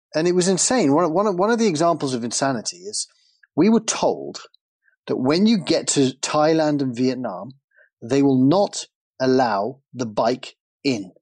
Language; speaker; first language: English; native; English